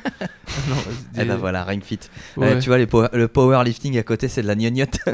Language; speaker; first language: French; native; French